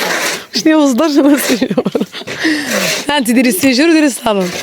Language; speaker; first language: Arabic; native; Arabic